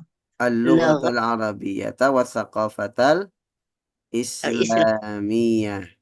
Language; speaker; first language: Arabic; non-native, fluent; Indonesian